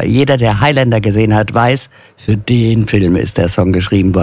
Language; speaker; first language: German; native; German